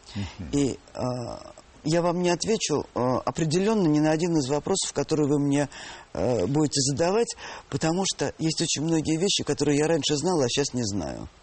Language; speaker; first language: Russian; native; Russian